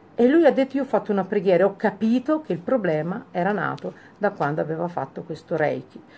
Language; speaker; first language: Italian; native; Italian